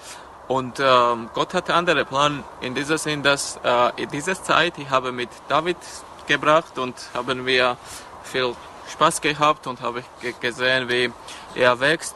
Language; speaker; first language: German; non-native, learner; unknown